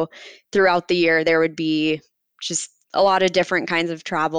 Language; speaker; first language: English; native; English